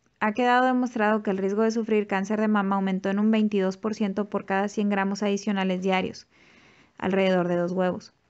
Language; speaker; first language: Spanish; native; Spanish